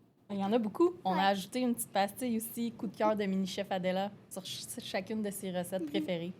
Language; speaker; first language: French; native; French